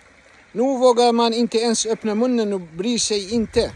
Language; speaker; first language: Swedish; non-native, fluent; Arabic